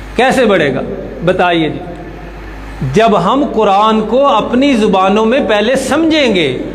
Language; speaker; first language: Urdu; non-native, local second language; Punjabi